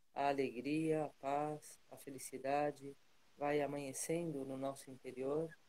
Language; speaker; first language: Portuguese; non-native, fluent; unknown